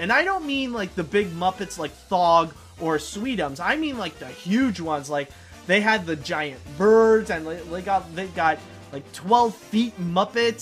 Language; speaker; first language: English; native; English